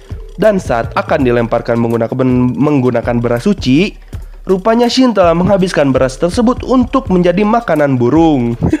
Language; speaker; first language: Indonesian; native; Indonesian